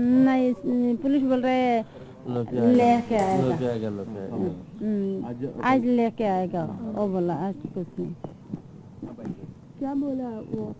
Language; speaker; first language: Hindi; non-native, local second language; Assamese